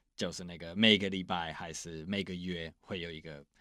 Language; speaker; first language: Chinese; non-native, fluent; English